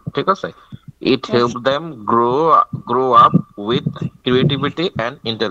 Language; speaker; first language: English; non-native, fluent; Bangla